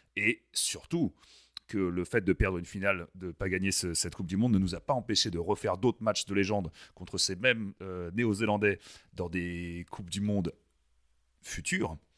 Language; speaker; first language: French; native; French